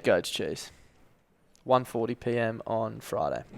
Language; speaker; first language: English; native; English